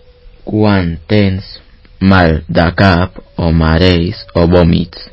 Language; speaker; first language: Catalan; early bilingual, other home language; Spanish